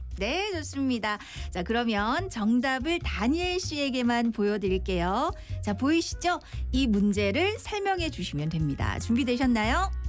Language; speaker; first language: Korean; native; Korean